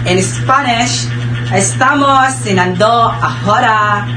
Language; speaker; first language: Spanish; non-native, learner; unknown